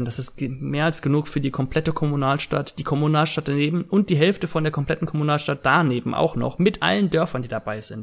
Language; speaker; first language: German; native; German